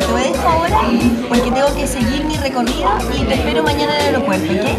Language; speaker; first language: Spanish; native; Spanish